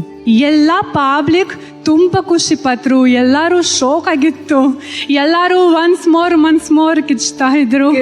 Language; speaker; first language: Kannada; non-native, learner; Russian